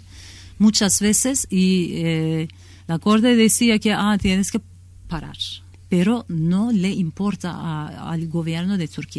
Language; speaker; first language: Spanish; non-native, learner; Kurdish